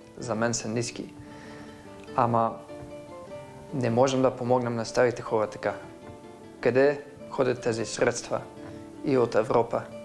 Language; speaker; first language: Bulgarian; non-native, fluent; Dutch